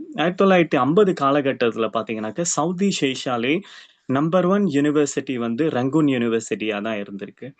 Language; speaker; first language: Tamil; early bilingual, heritage; Tamil